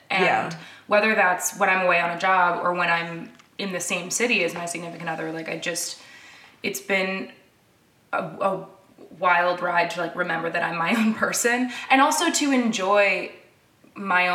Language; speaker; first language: English; native; English